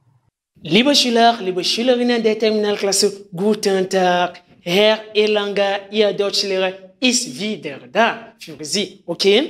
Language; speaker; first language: German; non-native, fluent; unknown